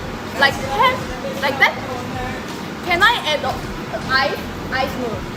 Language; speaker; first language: English; non-native, learner; Japanese